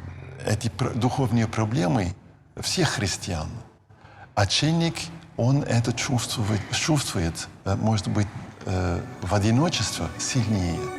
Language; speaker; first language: Russian; non-native, fluent; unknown